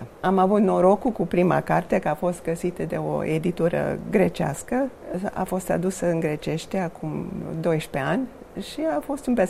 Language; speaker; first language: Romanian; non-native, fluent; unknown